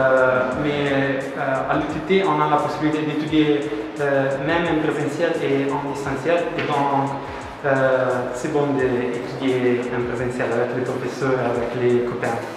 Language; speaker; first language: French; non-native, fluent; Italian